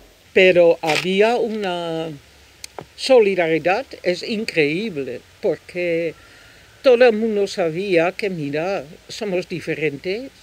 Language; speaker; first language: Spanish; non-native, fluent; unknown